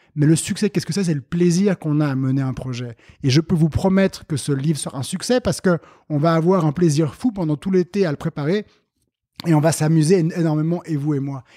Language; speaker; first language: French; native; French